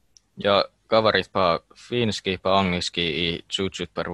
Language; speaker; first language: Russian; non-native, learner; Finnish